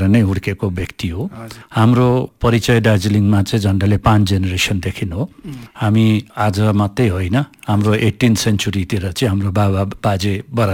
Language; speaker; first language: Nepali; non-native, local second language; Bangla